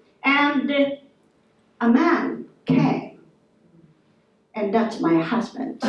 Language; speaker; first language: English; non-native, local second language; Filipino